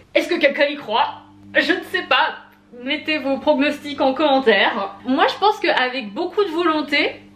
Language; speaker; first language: French; native; French